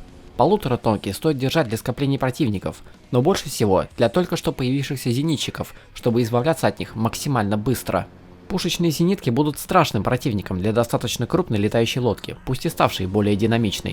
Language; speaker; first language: Russian; native; Russian